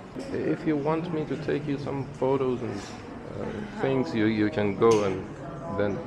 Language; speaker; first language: English; non-native, fluent; Persian